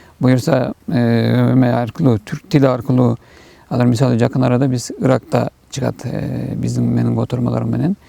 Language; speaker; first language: Kyrgyz; non-native, fluent; Turkish